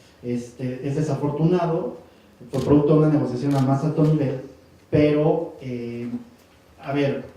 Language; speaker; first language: Spanish; native; Spanish